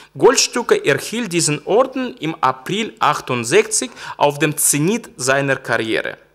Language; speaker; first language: German; non-native, fluent; Russian